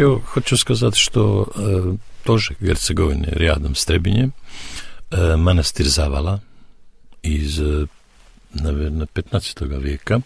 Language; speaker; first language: Russian; non-native, learner; Serbian